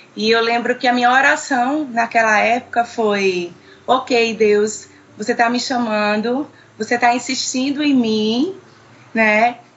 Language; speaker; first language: Portuguese; native; Portuguese